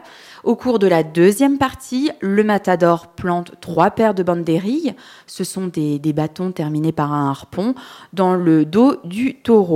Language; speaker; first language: French; native; French